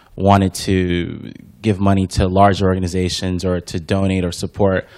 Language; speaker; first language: English; native; English